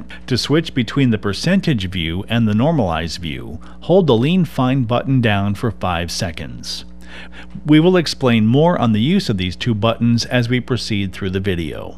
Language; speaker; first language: English; native; English